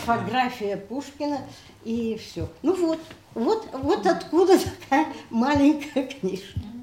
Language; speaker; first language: Russian; native; Russian